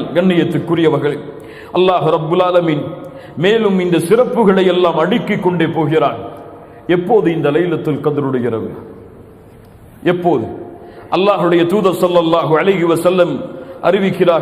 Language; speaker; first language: Tamil; native; Tamil